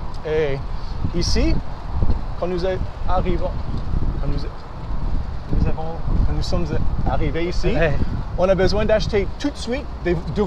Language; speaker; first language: French; early bilingual, heritage; English